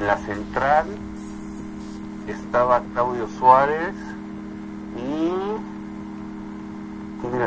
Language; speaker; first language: Spanish; native; Spanish